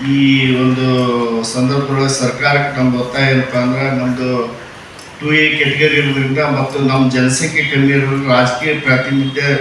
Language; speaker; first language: Kannada; non-native, local second language; Marathi